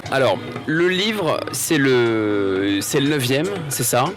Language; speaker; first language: French; native; French